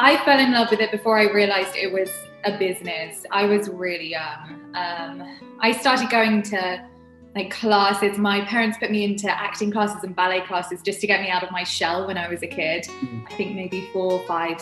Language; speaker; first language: English; native; English